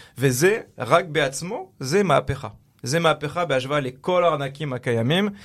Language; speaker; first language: Hebrew; non-native, fluent; French